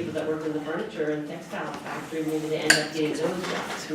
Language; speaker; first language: English; native; English